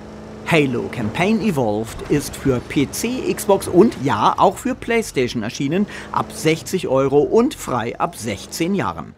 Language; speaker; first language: German; native; German